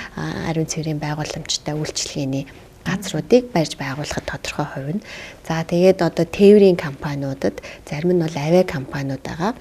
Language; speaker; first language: Mongolian; native; Mongolian